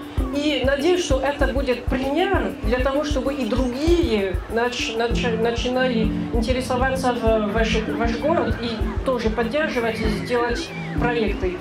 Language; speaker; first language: Russian; non-native, fluent; French